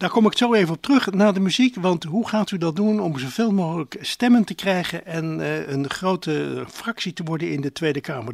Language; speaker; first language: Dutch; native; Dutch